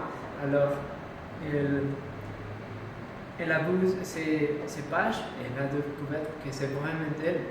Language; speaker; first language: French; non-native, learner; Spanish